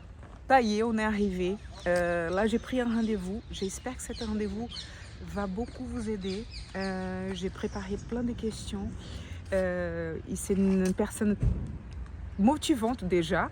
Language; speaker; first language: French; non-native, fluent; Portuguese